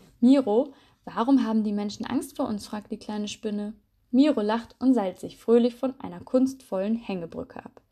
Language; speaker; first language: German; native; German